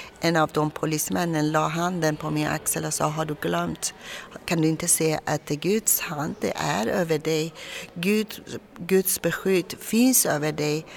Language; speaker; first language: Swedish; non-native, fluent; Persian